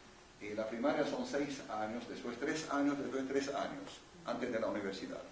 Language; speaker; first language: Spanish; non-native, fluent; Arabic